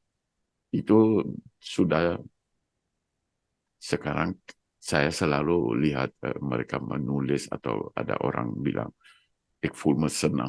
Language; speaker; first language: Indonesian; non-native, fluent; Dutch